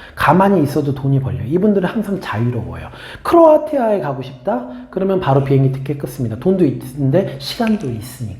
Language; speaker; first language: Korean; native; Korean